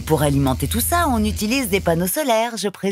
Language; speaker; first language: French; native; French